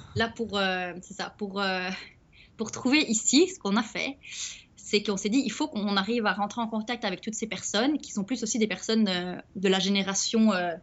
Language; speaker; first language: French; native; French